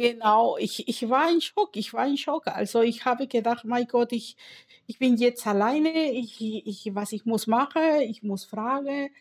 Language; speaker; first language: German; non-native, learner; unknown